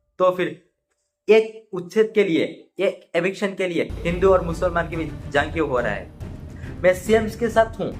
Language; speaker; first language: Hindi; non-native, local second language; Bangla